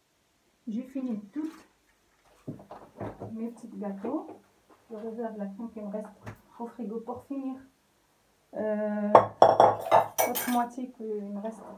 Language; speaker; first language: French; non-native, local second language; Arabic